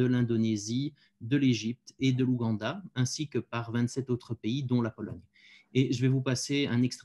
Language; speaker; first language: French; native; French